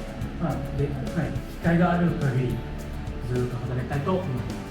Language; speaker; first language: Japanese; non-native, fluent; Filipino